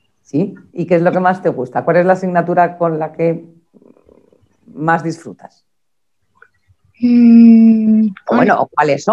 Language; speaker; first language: Spanish; native; Spanish